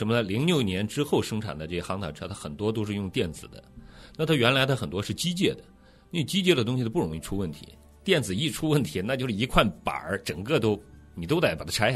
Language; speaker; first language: Chinese; native; Chinese